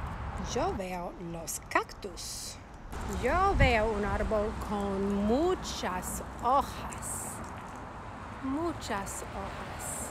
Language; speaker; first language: Spanish; non-native, fluent; English